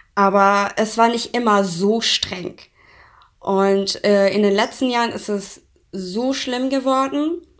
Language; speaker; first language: German; non-native, fluent; Persian